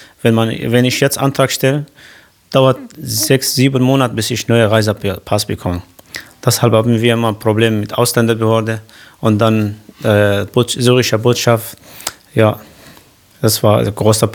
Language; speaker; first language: German; non-native, fluent; Arabic